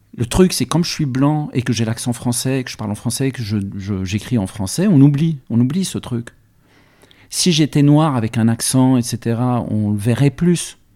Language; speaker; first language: French; early bilingual, other home language; Arabic